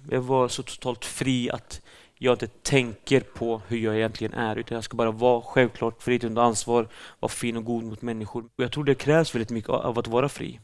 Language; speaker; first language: Swedish; early bilingual, other home language; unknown